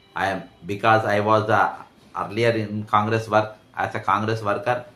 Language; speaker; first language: English; non-native, local second language; Telugu